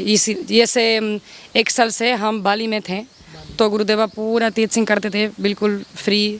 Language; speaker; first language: Hindi; non-native, learner; Spanish